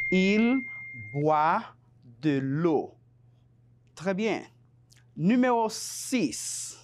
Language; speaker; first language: French; non-native, fluent; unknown